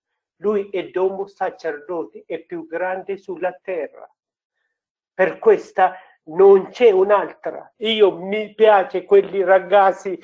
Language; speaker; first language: Italian; non-native, learner; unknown